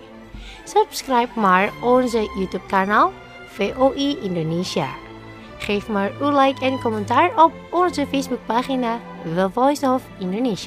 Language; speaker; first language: Dutch; non-native, fluent; Indonesian